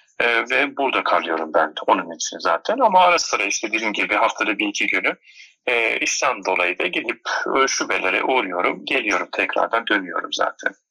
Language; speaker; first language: Turkish; non-native, local second language; Turoyo